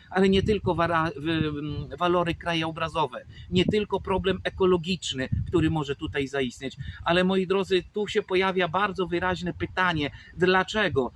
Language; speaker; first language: Polish; native; Polish